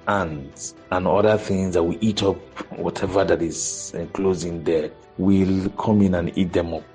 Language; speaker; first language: English; non-native, local second language; Igbo